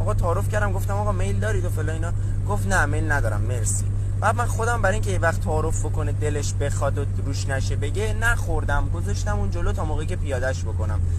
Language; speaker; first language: Persian; native; Persian